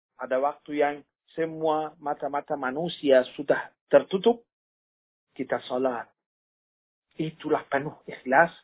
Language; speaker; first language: Indonesian; non-native, fluent; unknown